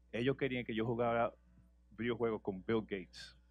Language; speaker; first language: Spanish; early bilingual, heritage; Spanish